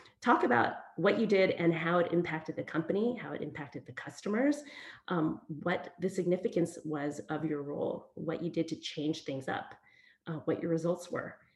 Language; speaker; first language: English; early bilingual, other home language; Vietnamese